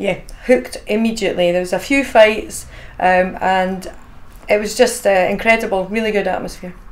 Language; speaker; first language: English; native; English